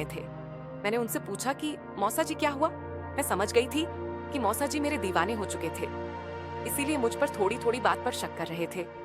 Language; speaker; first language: Hindi; native; Hindi